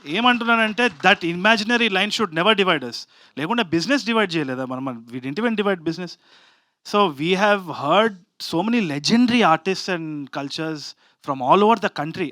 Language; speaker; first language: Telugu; native; Telugu